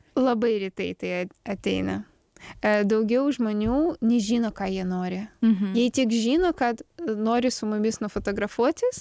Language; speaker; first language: Lithuanian; non-native, learner; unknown